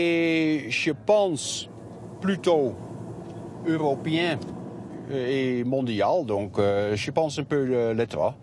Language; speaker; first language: French; non-native, learner; Dutch